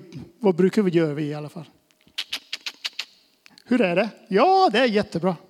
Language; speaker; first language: Swedish; non-native, fluent; English